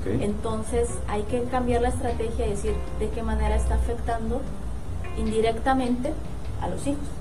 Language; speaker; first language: Spanish; native; Spanish